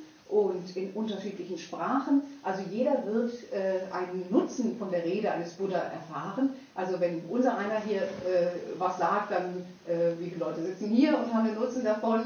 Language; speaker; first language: German; native; German